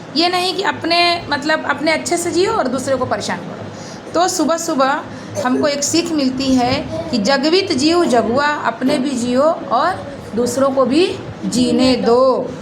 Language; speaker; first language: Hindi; native; Hindi